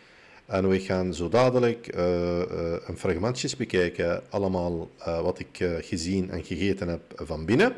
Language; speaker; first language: Dutch; non-native, fluent; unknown